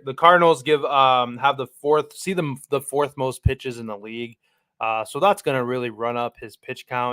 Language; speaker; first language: English; native; English